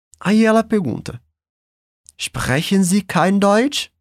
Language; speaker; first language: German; non-native, fluent; Portuguese